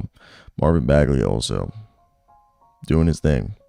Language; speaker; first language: English; native; English